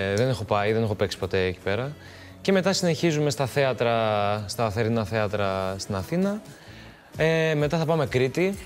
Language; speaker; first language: Greek; early bilingual, other home language; Albanian